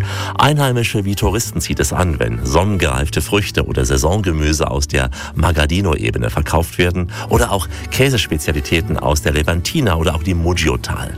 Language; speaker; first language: German; native; German